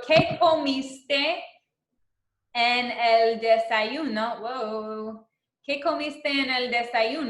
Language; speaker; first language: Spanish; non-native, fluent; English